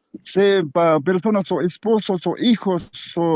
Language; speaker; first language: Spanish; non-native, local second language; Quechua